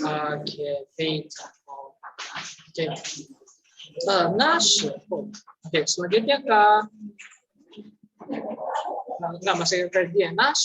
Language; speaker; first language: Indonesian; native; Indonesian